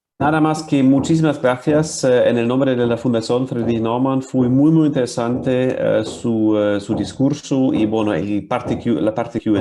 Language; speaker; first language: Spanish; non-native, fluent; German